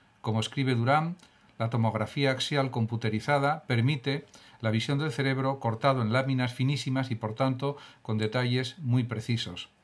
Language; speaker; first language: Spanish; native; Spanish